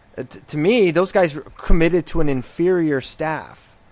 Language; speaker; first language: English; native; English